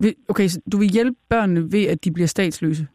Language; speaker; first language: Danish; native; Danish